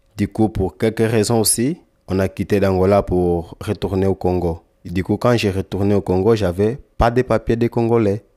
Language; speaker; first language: French; non-native, learner; Lingala